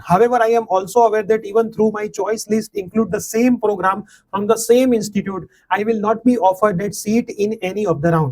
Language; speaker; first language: English; non-native, local second language; Gujarati